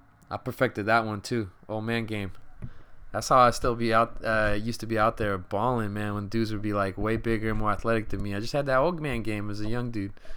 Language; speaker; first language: English; early bilingual, other home language; Spanish